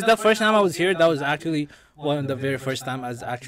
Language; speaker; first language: English; non-native, local second language; Iloko